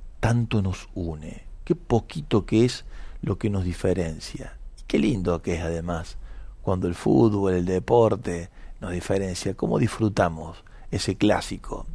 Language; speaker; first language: Spanish; native; Spanish